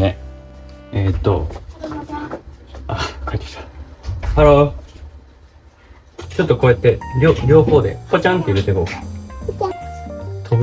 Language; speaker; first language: Japanese; native; Japanese